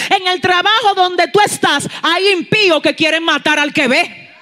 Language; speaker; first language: Spanish; early bilingual, heritage; Spanish